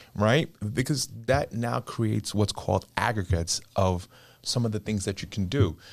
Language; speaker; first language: English; native; English